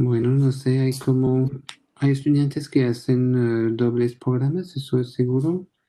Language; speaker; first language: Spanish; non-native, fluent; French